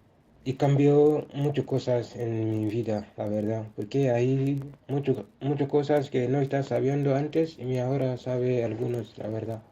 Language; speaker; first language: Spanish; non-native, learner; Soninke